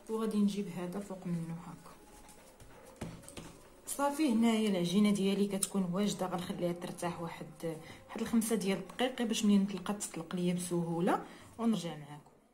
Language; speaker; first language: Arabic; native; Arabic